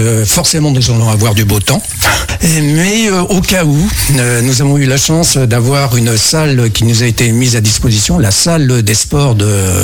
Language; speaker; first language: French; native; French